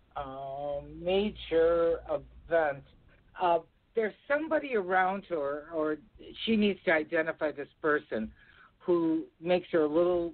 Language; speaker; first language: English; native; English